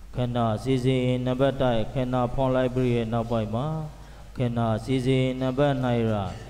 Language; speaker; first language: Burmese; native; Burmese